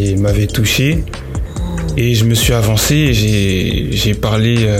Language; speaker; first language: French; native; French